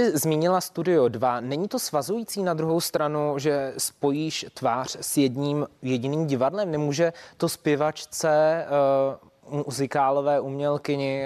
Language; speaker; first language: Czech; native; Czech